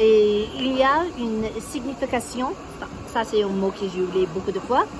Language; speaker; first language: French; non-native, learner; English